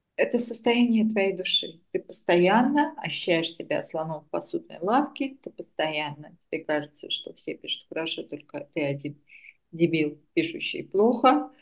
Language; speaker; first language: Russian; non-native, local second language; Armenian